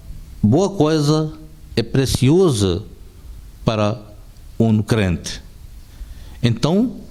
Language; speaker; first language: Portuguese; non-native, fluent; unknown